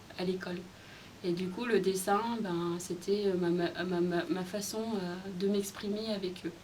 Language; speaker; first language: French; early bilingual, other home language; Khmer